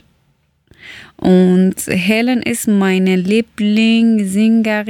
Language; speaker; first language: German; non-native, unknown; Persian